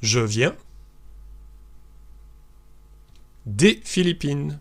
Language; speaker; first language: French; native; French